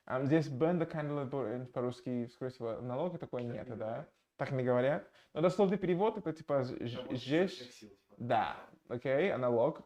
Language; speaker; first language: Russian; non-native, fluent; English